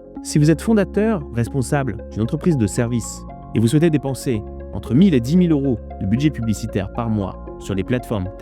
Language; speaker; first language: French; native; French